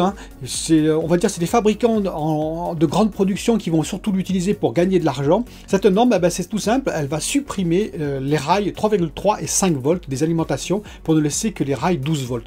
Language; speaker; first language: French; native; French